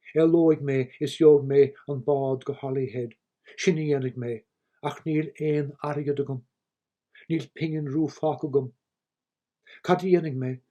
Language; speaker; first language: Irish; native; Irish